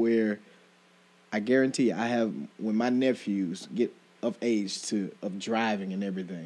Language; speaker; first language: English; native; English